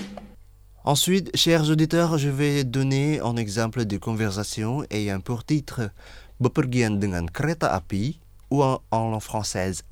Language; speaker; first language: French; non-native, fluent; Indonesian